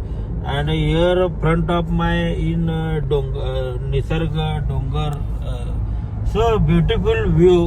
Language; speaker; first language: English; non-native, learner; Marathi